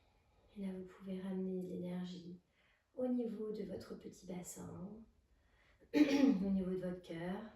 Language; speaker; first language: French; native; French